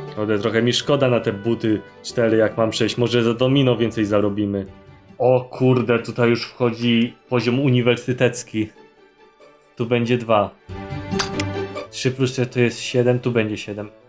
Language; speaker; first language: Polish; native; Polish